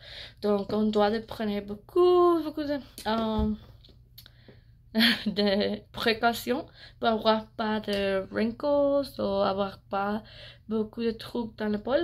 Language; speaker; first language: French; non-native, learner; English